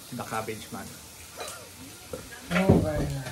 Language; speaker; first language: English; non-native, local second language; Filipino